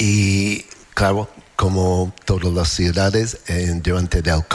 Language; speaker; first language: Spanish; non-native, learner; English